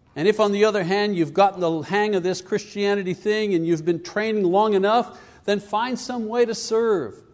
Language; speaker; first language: English; native; English